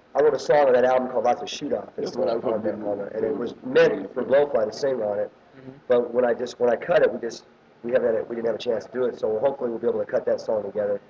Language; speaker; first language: English; native; English